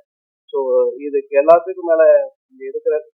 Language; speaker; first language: Tamil; native; Tamil